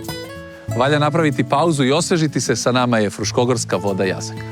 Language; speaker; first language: Croatian; native; Croatian